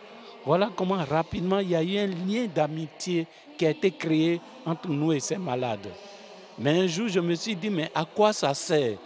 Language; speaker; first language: French; non-native, local second language; Fon